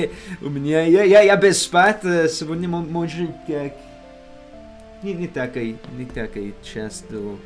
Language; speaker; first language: Russian; non-native, learner; English